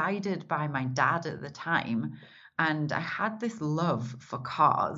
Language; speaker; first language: English; native; English